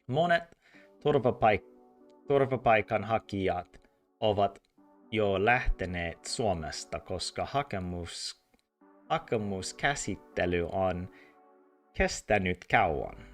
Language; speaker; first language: Finnish; non-native, learner; English